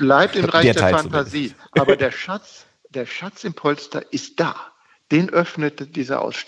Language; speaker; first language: German; native; German